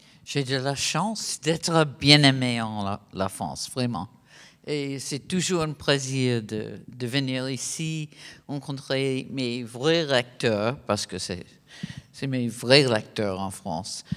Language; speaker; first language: French; non-native, fluent; English